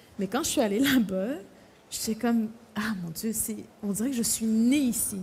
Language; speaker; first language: French; native; French